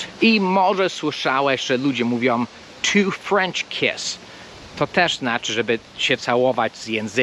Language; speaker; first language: Polish; non-native, fluent; English